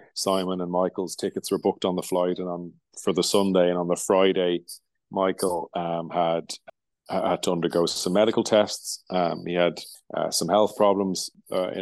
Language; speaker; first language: English; native; English